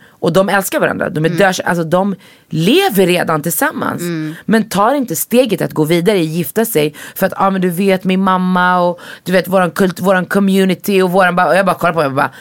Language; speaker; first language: Swedish; early bilingual, other home language; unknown